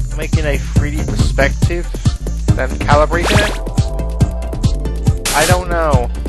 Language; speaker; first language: English; native; English